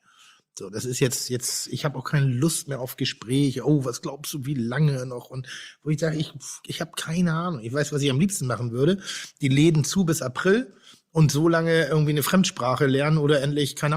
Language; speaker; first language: German; native; German